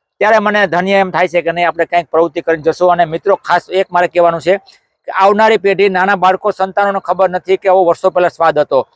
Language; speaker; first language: Gujarati; native; Gujarati